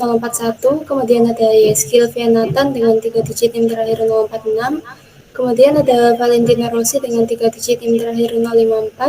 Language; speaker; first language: Indonesian; native; Indonesian